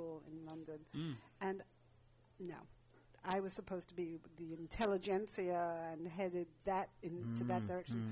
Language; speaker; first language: English; native; English